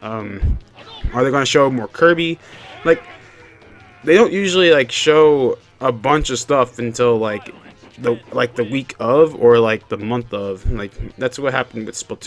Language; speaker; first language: English; native; English